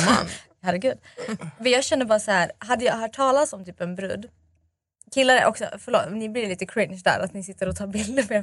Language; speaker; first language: Swedish; native; Swedish